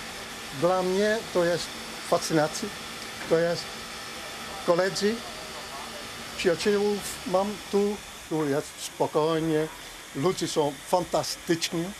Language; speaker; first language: Polish; non-native, learner; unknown